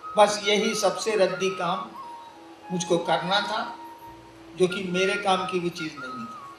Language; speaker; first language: Hindi; native; Hindi